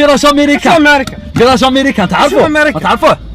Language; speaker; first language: Arabic; native; Arabic